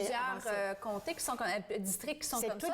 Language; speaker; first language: French; native; French